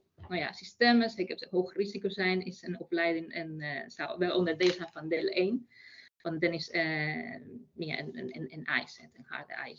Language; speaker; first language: Dutch; non-native, fluent; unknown